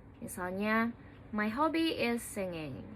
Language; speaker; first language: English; non-native, learner; Indonesian